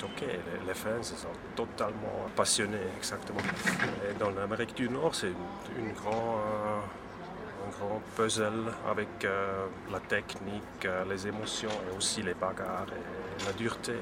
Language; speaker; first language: French; non-native, local second language; German